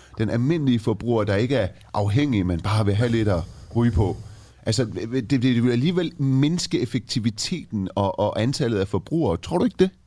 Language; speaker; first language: Danish; early bilingual, other home language; Persian